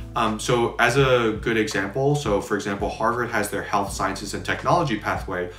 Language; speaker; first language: English; native; English